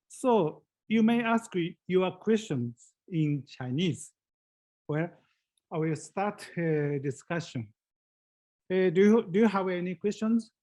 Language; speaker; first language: English; non-native, learner; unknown